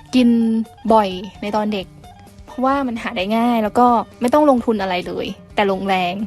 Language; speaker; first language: Thai; native; Thai